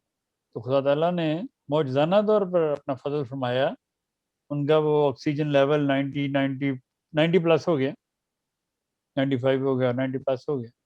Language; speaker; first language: Urdu; native; Urdu